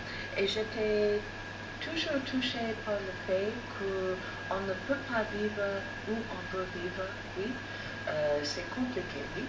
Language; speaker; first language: French; non-native, fluent; English